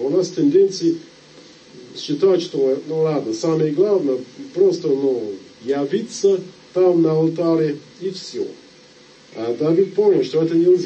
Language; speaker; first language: Russian; non-native, fluent; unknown